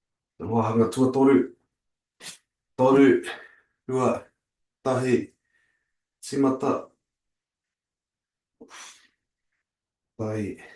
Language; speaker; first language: Māori; non-native, local second language; English